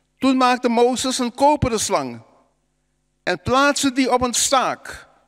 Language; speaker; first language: Dutch; native; Dutch